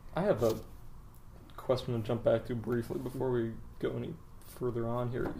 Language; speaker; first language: English; native; English